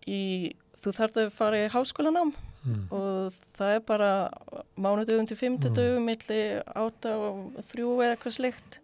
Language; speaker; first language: Icelandic; non-native, fluent; Swedish